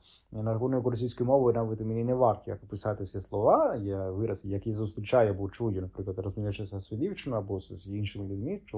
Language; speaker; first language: Ukrainian; non-native, fluent; Italian